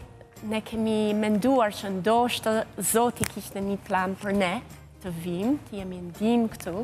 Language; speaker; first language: Albanian; non-native, fluent; English